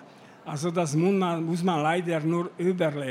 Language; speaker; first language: German; non-native, fluent; Slovak